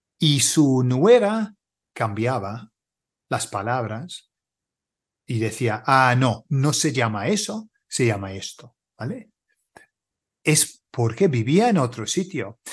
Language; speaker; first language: Spanish; non-native, fluent; English